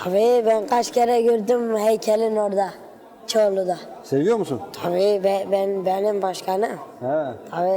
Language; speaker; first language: Turkish; early bilingual, other home language; Arabic